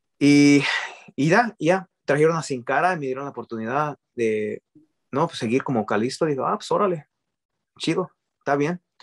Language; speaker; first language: Spanish; early bilingual, heritage; Spanish